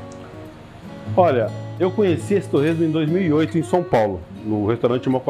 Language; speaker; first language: Portuguese; native; Portuguese